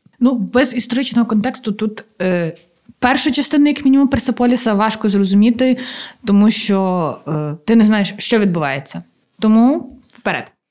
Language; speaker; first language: Ukrainian; native; Ukrainian